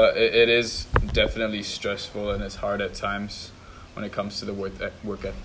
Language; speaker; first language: English; non-native, local second language; Tamil